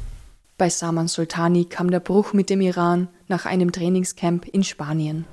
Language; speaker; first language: German; native; German